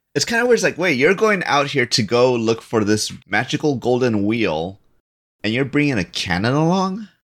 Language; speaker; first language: English; early bilingual, other home language; Spanish